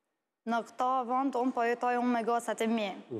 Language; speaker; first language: Albanian; non-native, learner; Arabic